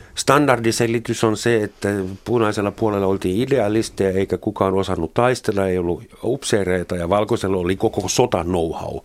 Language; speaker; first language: Finnish; non-native, fluent; German